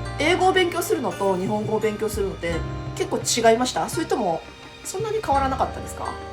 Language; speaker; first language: Japanese; native; Japanese